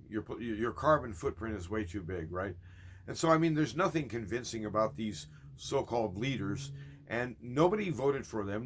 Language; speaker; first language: English; native; English